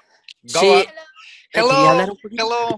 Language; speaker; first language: English; non-native, learner; Russian